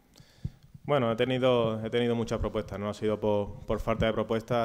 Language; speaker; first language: Spanish; native; Spanish